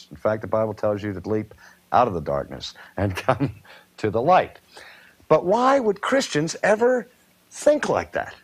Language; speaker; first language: English; native; English